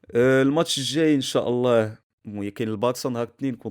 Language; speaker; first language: Arabic; native; Arabic